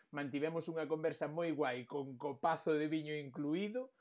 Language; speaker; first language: Spanish; native; Spanish